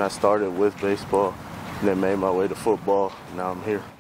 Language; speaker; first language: English; native; English